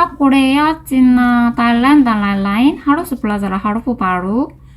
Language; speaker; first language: Indonesian; non-native, learner; Korean